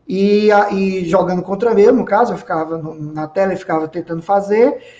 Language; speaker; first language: Portuguese; native; Portuguese